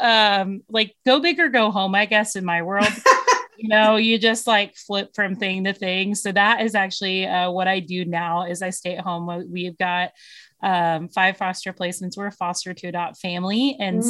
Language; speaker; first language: English; native; English